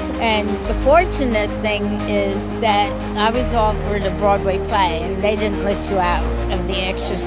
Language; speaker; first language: English; native; English